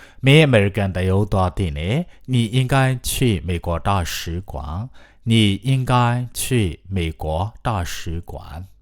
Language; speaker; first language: Chinese; non-native, fluent; Burmese